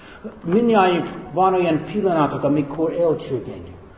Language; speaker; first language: Hungarian; non-native, fluent; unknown